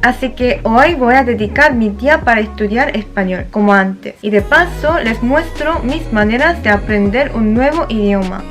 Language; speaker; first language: Spanish; non-native, fluent; Korean